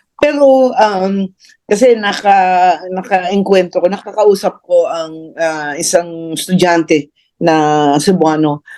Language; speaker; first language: Filipino; native; Filipino